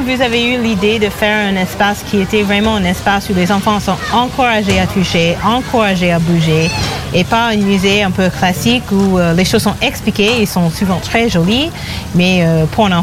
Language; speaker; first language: French; non-native, fluent; English